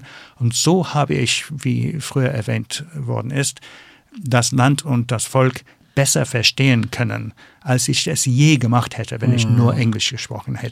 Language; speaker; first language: German; non-native, fluent; English